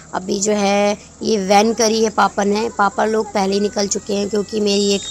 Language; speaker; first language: Hindi; native; Hindi